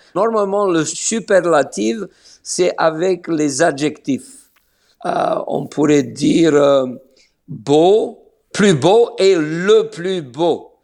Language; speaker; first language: French; non-native, fluent; Slovenian